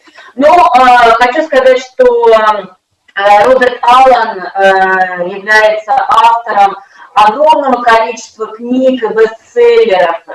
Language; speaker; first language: Russian; native; Russian